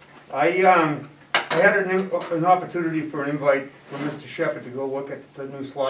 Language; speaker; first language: English; native; English